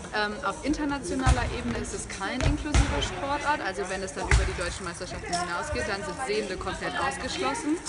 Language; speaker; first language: German; native; German